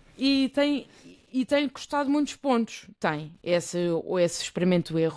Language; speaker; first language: Portuguese; native; Portuguese